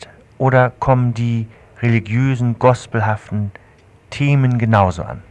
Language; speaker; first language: German; native; German